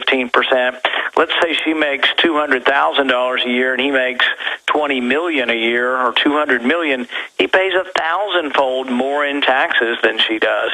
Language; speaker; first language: English; native; English